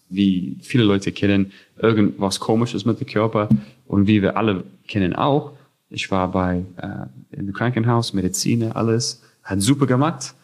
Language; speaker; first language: German; non-native, fluent; English